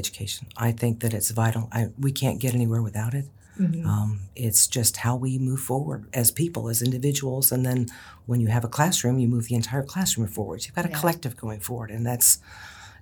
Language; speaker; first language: English; native; English